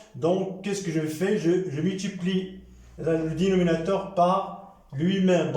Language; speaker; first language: French; non-native, local second language; Arabic